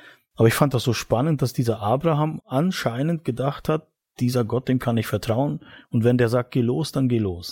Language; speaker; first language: German; native; German